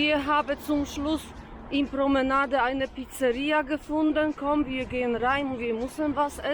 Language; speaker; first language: German; non-native, learner; Polish